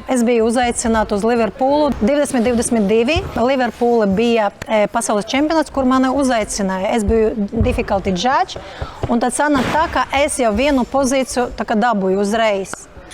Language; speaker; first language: Latvian; non-native, local second language; Russian